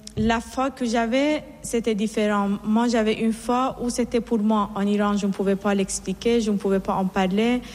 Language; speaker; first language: French; non-native, fluent; Persian